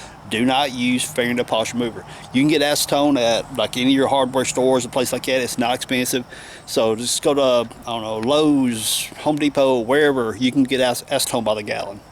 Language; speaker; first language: English; native; English